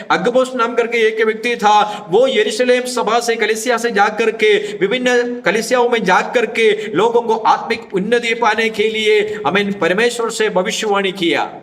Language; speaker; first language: Hindi; non-native, local second language; Malayalam